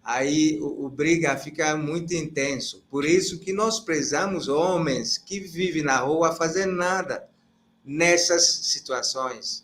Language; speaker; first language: Portuguese; non-native, fluent; Igbo